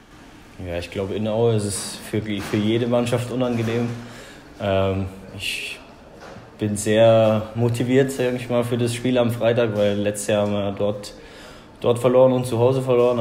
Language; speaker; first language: German; native; German